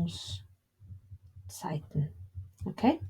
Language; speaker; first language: German; non-native, fluent; English